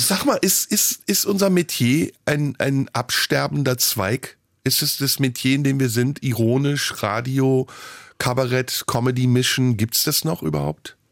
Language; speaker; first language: German; early bilingual, other home language; Turkish